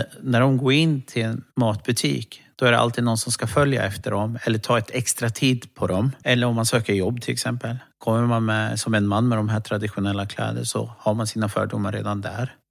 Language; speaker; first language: Swedish; early bilingual, other home language; Romany